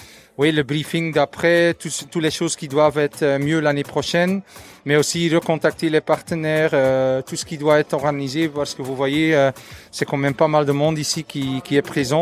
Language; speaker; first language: French; non-native, local second language; Dutch